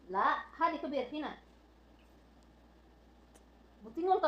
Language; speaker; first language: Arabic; non-native, learner; Cebuano